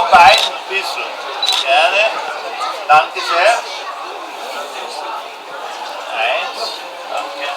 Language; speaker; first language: German; non-native, fluent; Tibetan